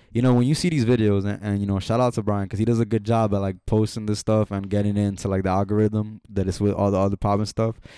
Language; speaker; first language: English; native; English